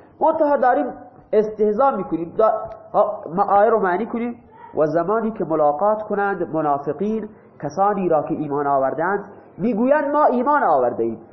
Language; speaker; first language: Persian; non-native, local second language; Baluchi